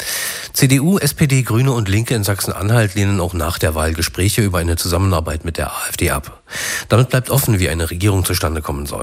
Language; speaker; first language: German; native; German